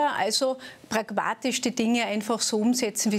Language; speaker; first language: German; native; German